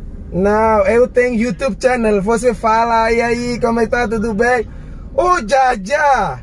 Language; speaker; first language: Portuguese; non-native, learner; Indonesian